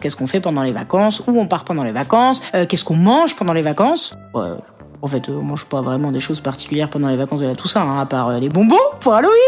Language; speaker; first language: French; native; French